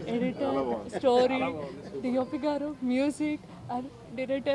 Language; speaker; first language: Telugu; non-native, learner; Malayalam